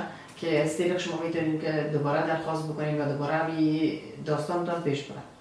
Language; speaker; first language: Persian; native; Persian